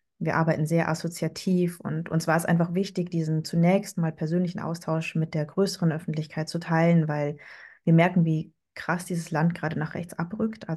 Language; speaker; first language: German; early bilingual, other home language; Vietnamese